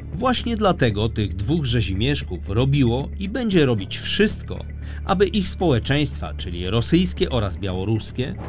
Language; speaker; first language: Polish; native; Polish